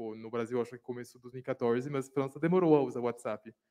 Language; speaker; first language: Portuguese; non-native, fluent; French